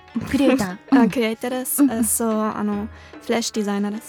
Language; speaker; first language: Japanese; non-native, learner; German